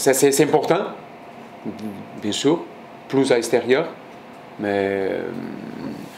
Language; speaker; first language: French; non-native, fluent; Portuguese